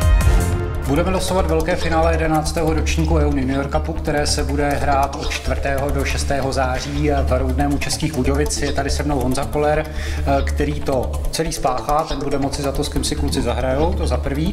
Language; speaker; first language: Czech; native; Czech